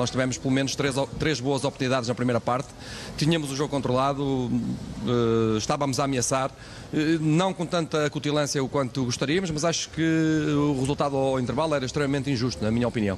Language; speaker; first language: Portuguese; native; Portuguese